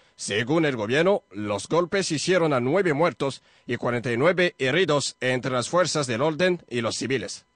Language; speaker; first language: Spanish; non-native, fluent; French